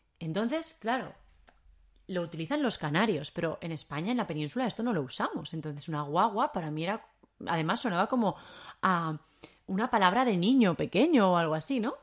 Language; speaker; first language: Spanish; native; Spanish